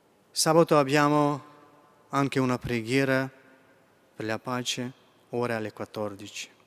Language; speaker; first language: Italian; non-native, fluent; Ukrainian